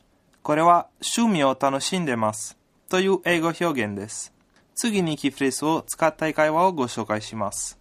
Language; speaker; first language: Japanese; non-native, fluent; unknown